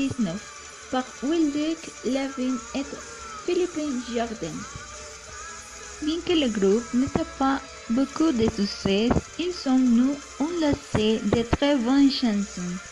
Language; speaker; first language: French; non-native, learner; Spanish